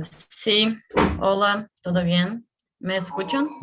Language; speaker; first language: Spanish; non-native, learner; Portuguese